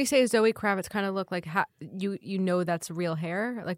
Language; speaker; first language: English; native; English